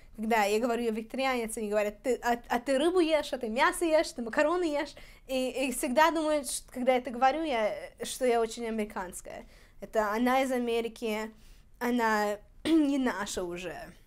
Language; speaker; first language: Russian; early bilingual, heritage; Russian